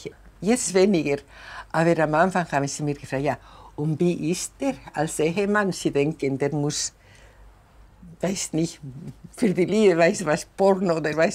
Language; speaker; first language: German; non-native, fluent; Spanish